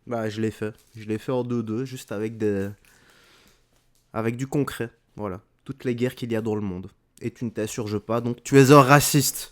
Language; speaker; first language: French; native; French